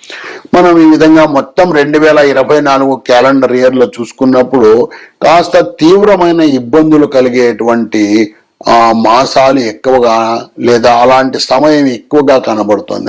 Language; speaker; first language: Telugu; native; Telugu